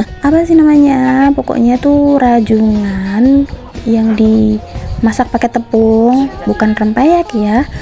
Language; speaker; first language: Indonesian; non-native, local second language; Javanese